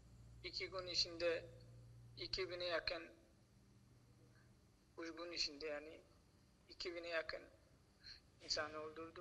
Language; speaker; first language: Turkish; non-native, learner; Rohingya